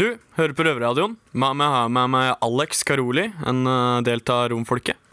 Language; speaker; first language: Norwegian; native; Norwegian